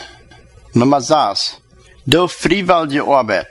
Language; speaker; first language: German; non-native, learner; Plautdietsch